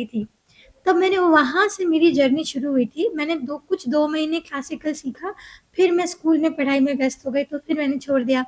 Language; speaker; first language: Hindi; native; Hindi